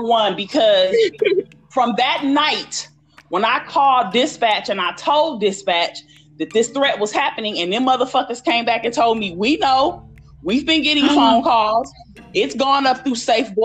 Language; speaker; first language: English; native; English